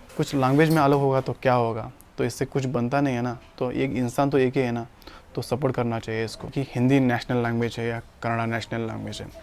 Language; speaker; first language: Hindi; non-native, local second language; Kannada